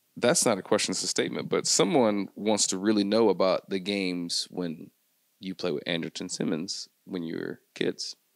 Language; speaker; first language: English; native; English